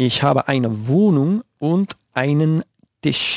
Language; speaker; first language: German; non-native, learner; Spanish